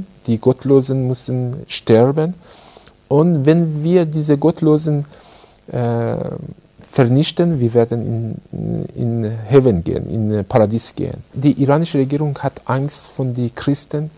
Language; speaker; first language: German; non-native, learner; Persian